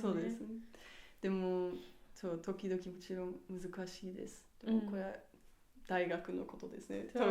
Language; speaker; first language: Japanese; non-native, learner; German